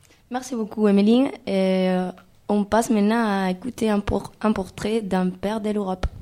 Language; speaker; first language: French; non-native, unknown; Spanish